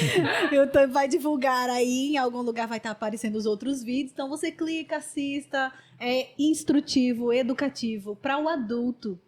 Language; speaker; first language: Portuguese; native; Portuguese